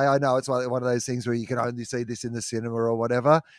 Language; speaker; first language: English; native; English